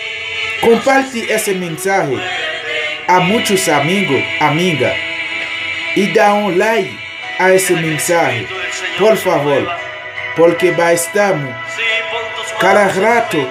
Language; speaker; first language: Spanish; non-native, learner; Haitian Creole